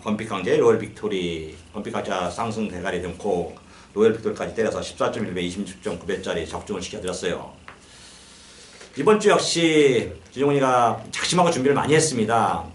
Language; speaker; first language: Korean; native; Korean